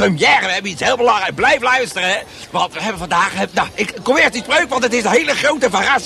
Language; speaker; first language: Dutch; native; Dutch